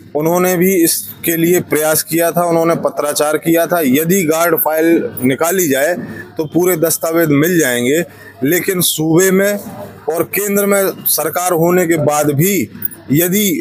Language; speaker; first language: Hindi; native; Hindi